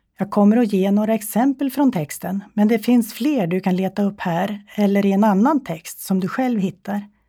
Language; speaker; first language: Swedish; native; Swedish